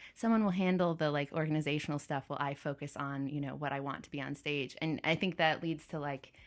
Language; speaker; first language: English; native; English